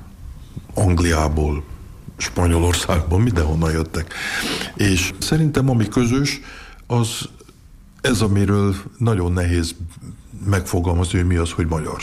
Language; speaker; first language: Hungarian; early bilingual, heritage; Hungarian